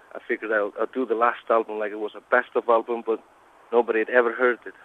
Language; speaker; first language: English; non-native, fluent; Icelandic